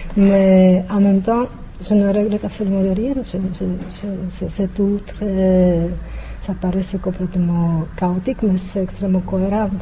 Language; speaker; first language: French; non-native, fluent; Czech